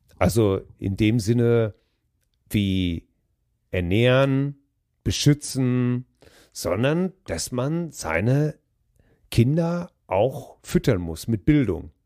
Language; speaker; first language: German; native; German